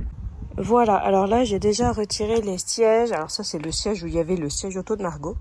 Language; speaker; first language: French; native; French